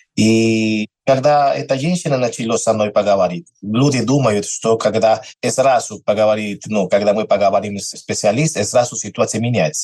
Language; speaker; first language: Russian; non-native, learner; Spanish